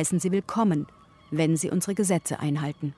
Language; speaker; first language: German; native; German